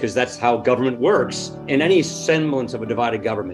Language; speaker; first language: English; native; English